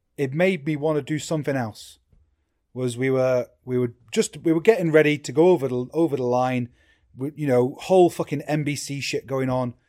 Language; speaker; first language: English; native; English